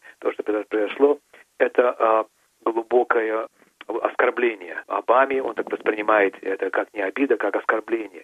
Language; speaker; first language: Russian; native; Russian